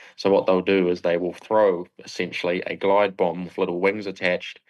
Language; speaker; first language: English; native; English